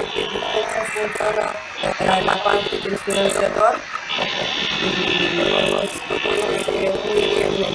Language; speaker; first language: Spanish; non-native, learner; Italian